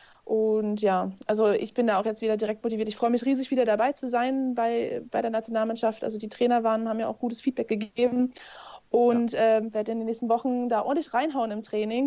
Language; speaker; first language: German; native; German